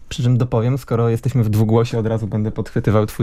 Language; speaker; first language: Polish; native; Polish